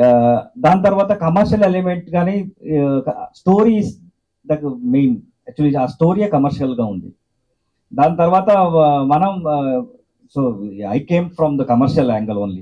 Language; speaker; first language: Telugu; non-native, learner; Kannada